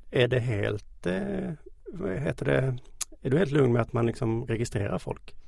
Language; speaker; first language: Swedish; native; Swedish